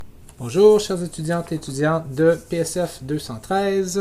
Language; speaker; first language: French; native; French